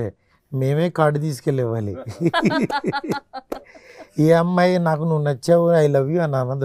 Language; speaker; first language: Telugu; native; Telugu